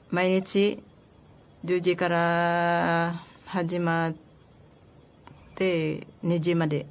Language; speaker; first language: Japanese; non-native, learner; Filipino